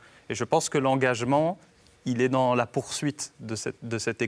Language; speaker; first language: French; native; French